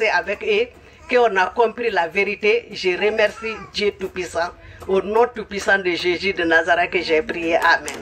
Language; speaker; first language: French; non-native, local second language; Bambara